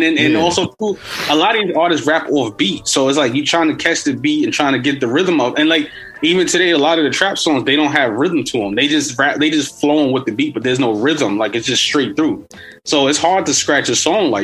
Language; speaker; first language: English; native; English